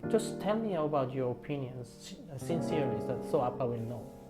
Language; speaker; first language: English; non-native, fluent; Korean